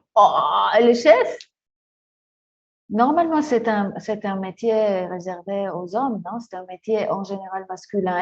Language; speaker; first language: French; non-native, fluent; Spanish